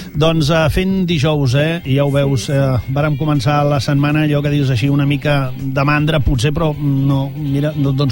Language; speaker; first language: Catalan; native; Catalan